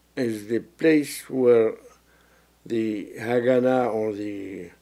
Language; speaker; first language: English; non-native, fluent; Arabic